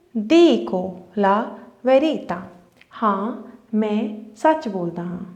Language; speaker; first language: Italian; non-native, fluent; Punjabi